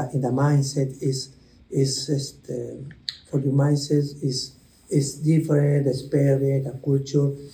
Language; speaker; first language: English; non-native, learner; Spanish